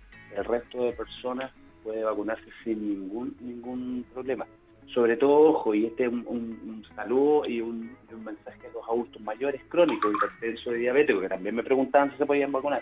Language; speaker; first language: Spanish; native; Spanish